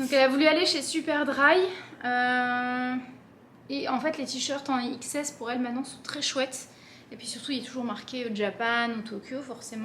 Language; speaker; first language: French; native; French